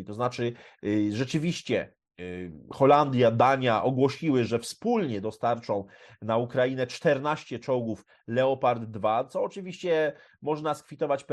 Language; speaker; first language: Polish; native; Polish